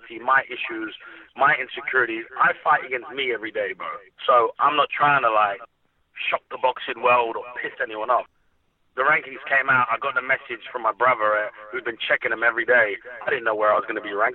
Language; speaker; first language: English; native; English